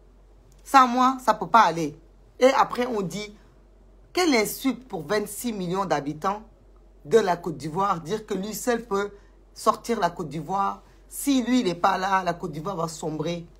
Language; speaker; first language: French; non-native, local second language; Wolof